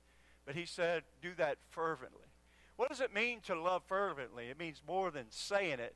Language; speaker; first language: English; native; English